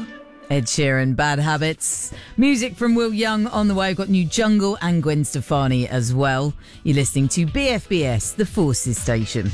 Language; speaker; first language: English; native; English